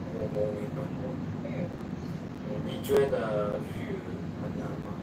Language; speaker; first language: Chinese; non-native, learner; Japanese